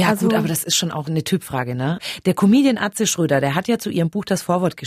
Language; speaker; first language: German; native; German